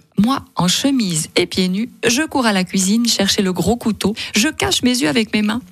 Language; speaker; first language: French; native; French